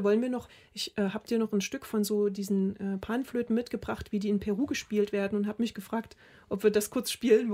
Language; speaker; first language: German; native; German